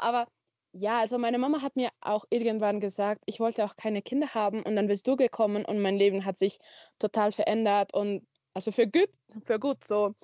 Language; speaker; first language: German; non-native, learner; Spanish